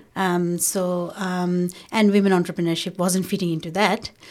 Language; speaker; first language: English; non-native, local second language; Bangla